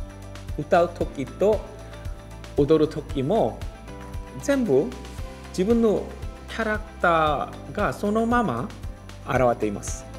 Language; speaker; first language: Japanese; non-native, learner; Korean